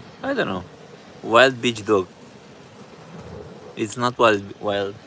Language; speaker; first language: English; non-native, fluent; Romanian